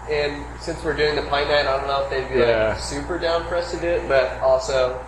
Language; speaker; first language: English; native; English